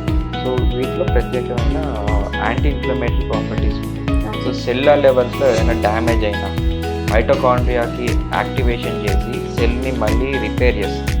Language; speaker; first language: Telugu; native; Telugu